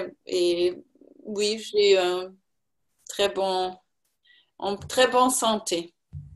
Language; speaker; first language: French; non-native, learner; German